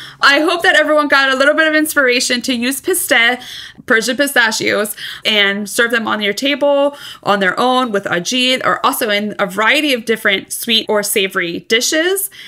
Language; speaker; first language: English; early bilingual, other home language; Persian